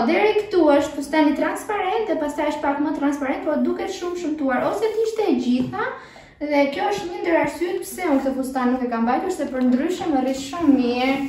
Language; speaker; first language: Albanian; early bilingual, heritage; Albanian